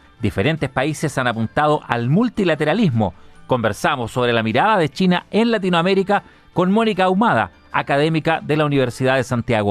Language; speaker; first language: Spanish; native; Spanish